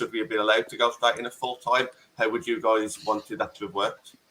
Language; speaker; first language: English; native; English